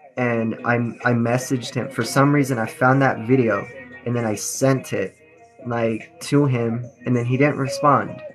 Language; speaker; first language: English; native; English